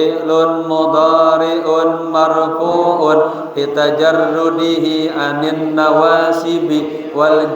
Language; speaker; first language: Arabic; non-native, fluent; Indonesian